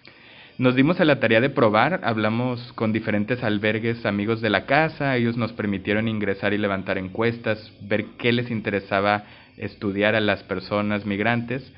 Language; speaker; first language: Spanish; native; Spanish